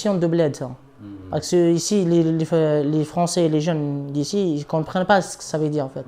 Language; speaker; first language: French; non-native, local second language; Arabic